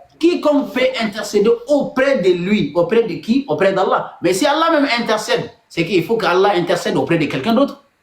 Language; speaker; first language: French; non-native, local second language; Bambara